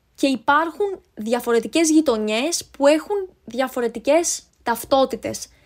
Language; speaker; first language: Greek; native; Greek